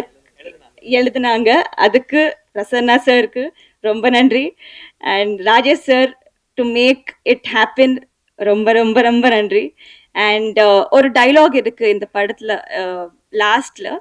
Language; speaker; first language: Tamil; non-native, learner; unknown